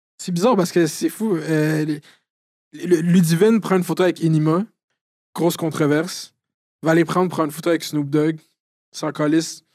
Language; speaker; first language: French; native; French